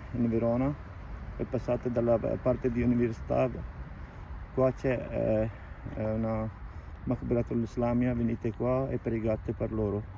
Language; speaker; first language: Italian; non-native, learner; Urdu